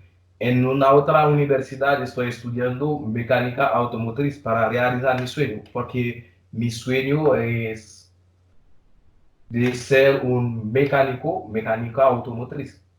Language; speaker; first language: Spanish; non-native, learner; Haitian Creole